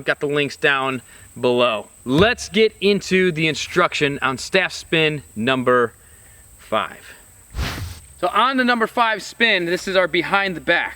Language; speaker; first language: English; native; English